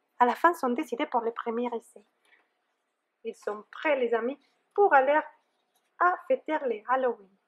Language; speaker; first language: French; non-native, fluent; Spanish